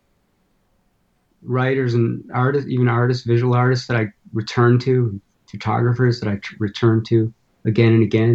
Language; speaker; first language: English; native; English